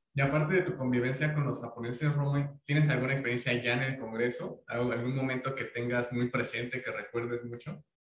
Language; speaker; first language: Spanish; native; Spanish